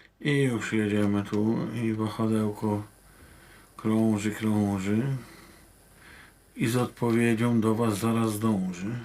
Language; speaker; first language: Polish; native; Polish